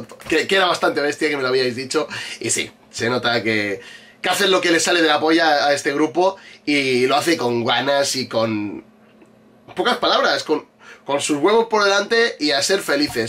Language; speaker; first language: Spanish; native; Spanish